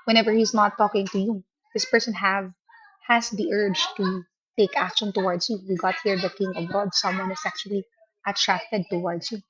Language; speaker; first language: English; non-native, local second language; Filipino